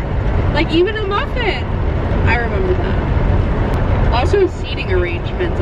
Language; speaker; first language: English; native; English